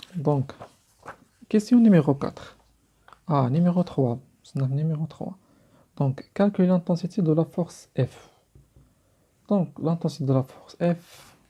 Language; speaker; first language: French; non-native, local second language; Arabic